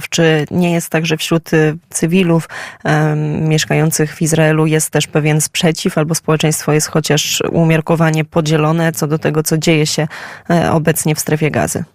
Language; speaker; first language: Polish; native; Polish